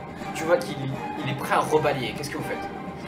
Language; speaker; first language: French; native; French